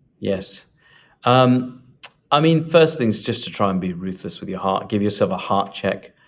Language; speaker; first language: English; native; English